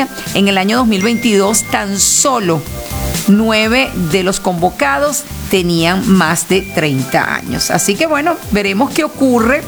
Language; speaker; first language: Spanish; native; Spanish